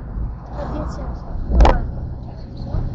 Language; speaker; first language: French; non-native, learner; Russian